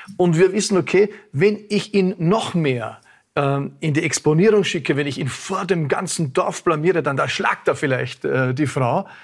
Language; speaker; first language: German; native; German